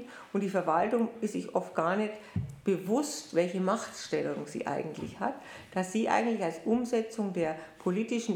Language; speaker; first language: German; native; German